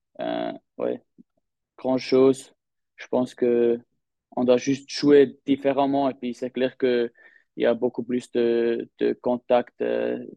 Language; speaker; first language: French; non-native, local second language; German